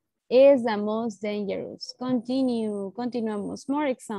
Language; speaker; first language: English; non-native, learner; Spanish